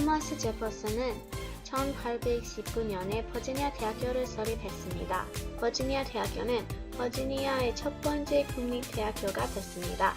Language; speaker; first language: Korean; non-native, learner; English